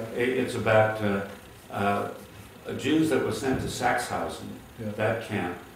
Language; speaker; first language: English; early bilingual, other home language; Hungarian